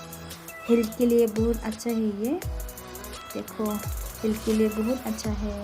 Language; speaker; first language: Hindi; non-native, local second language; Bodo